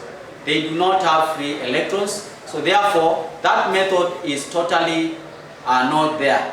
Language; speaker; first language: English; non-native, local second language; Swahili